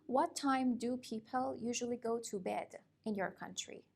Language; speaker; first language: English; non-native, fluent; Persian